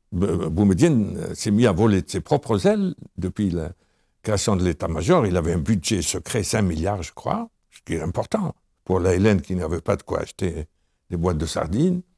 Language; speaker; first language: French; non-native, local second language; Arabic